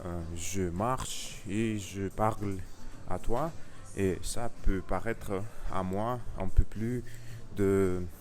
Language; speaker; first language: French; non-native, learner; Russian